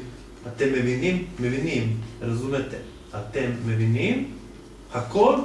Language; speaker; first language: Hebrew; non-native, fluent; Serbian